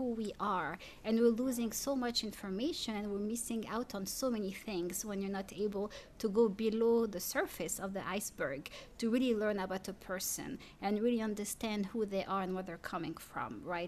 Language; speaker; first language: English; non-native, fluent; French